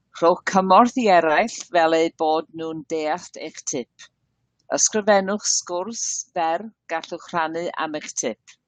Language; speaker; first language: Welsh; non-native, learner; English